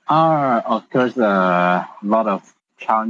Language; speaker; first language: English; non-native, local second language; Cantonese